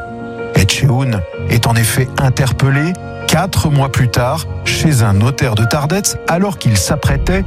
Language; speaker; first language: French; native; French